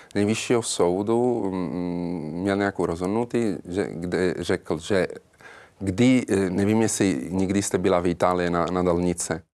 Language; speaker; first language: Czech; non-native, learner; Italian